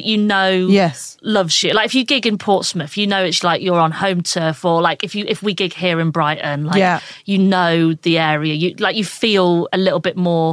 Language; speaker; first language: English; native; English